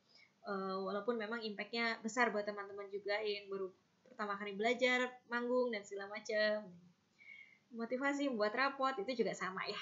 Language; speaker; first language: Indonesian; native; Indonesian